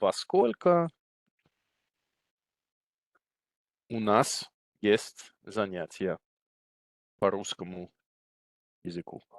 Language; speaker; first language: Russian; non-native, fluent; English